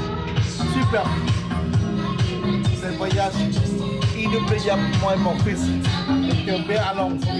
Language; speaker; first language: French; non-native, learner; Vietnamese